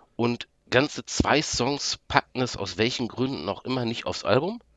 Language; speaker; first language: German; native; German